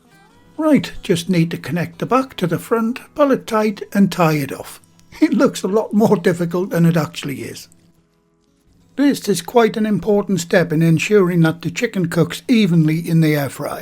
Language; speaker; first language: English; native; English